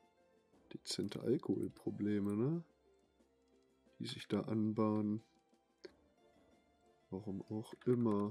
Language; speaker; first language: German; native; German